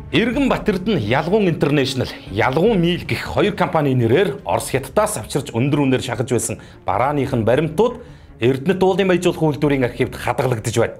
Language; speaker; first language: Mongolian; native; Mongolian